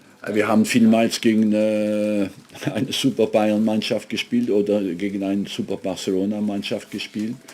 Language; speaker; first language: German; non-native, fluent; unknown